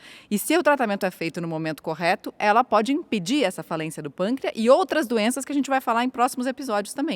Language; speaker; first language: Portuguese; native; Portuguese